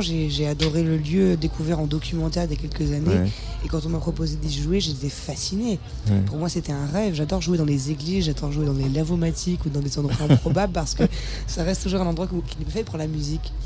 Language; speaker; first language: French; native; French